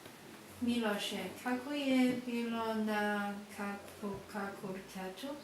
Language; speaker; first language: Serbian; non-native, learner; Chinese